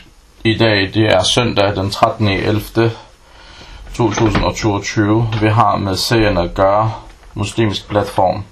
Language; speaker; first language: Danish; early bilingual, other home language; Arabic